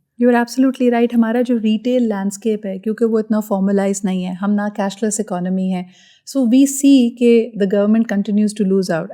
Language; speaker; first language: Urdu; native; Urdu